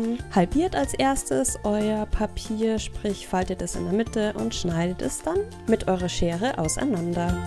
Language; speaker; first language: German; native; German